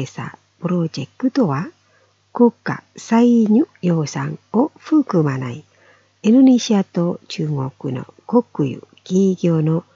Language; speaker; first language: Japanese; non-native, fluent; Indonesian